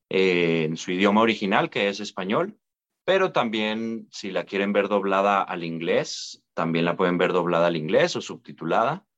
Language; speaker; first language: Spanish; native; Spanish